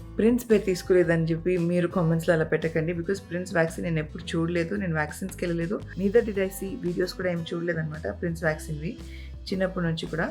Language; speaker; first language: Telugu; non-native, local second language; Urdu